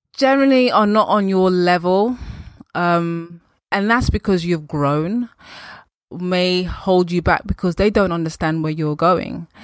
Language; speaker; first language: English; native; English